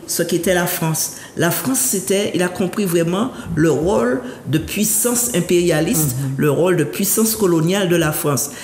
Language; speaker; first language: French; native; French